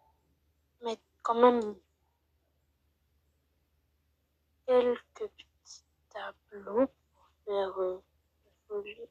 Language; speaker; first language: French; native; French